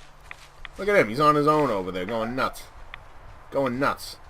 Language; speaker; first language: English; native; English